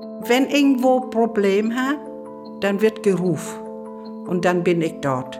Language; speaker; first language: German; non-native, learner; Vietnamese